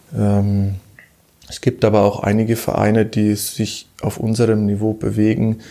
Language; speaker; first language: German; native; German